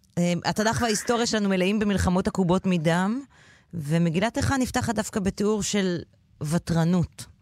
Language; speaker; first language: Hebrew; native; Hebrew